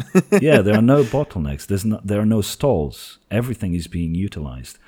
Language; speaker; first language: English; non-native, fluent; Portuguese